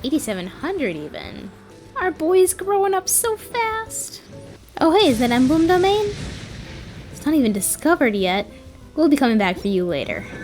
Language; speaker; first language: English; native; English